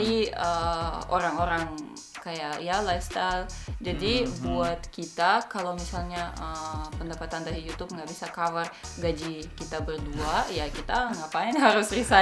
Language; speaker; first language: Indonesian; non-native, fluent; Russian